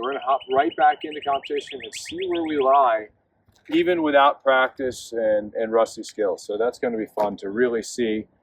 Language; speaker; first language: English; native; English